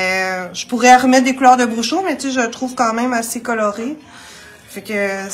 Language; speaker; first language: French; native; French